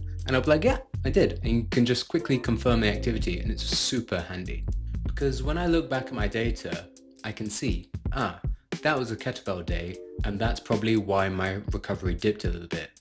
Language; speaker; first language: English; native; English